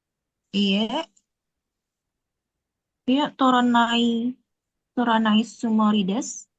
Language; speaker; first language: Japanese; non-native, learner; Indonesian